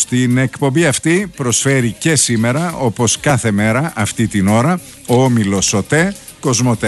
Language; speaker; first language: Greek; native; Greek